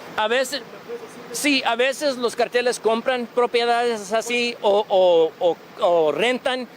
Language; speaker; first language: Spanish; early bilingual, other home language; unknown